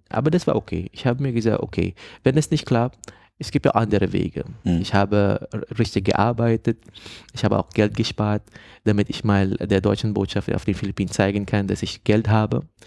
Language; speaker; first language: German; non-native, fluent; Filipino